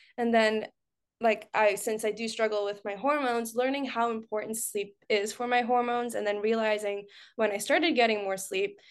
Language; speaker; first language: English; early bilingual, other home language; Spanish